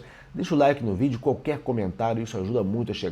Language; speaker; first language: Portuguese; native; Portuguese